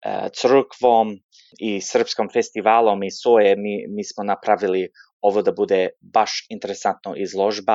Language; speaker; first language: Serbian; early bilingual, heritage; Serbian